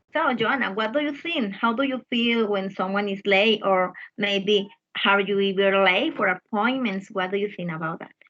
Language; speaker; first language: English; non-native, fluent; Spanish